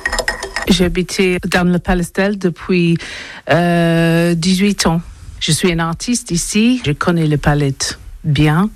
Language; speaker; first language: French; non-native, learner; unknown